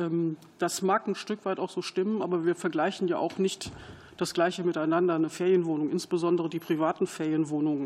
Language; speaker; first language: German; native; German